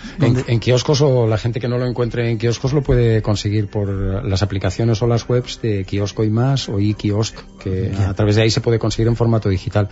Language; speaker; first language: Spanish; native; Spanish